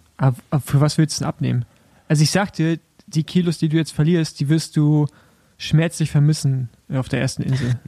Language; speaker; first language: German; native; German